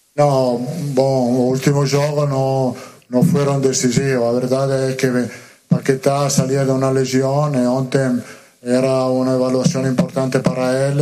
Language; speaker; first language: Portuguese; non-native, learner; Spanish